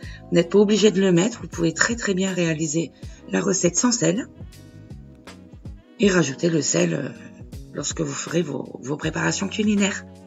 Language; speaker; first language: French; native; French